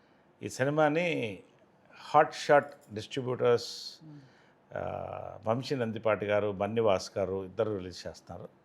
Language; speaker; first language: Telugu; native; Telugu